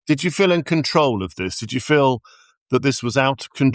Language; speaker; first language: English; native; English